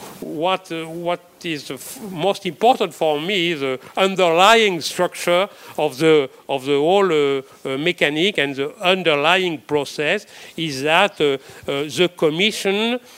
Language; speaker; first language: English; non-native, fluent; French